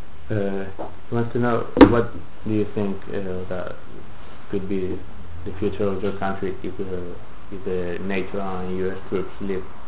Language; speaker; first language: English; non-native, fluent; Galician